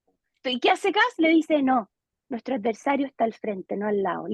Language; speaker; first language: Spanish; native; Spanish